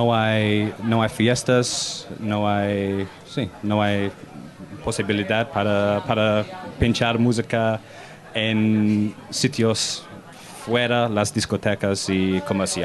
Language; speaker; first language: Spanish; non-native, learner; English